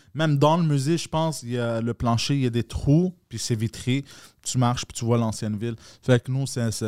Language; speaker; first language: French; early bilingual, other home language; Greek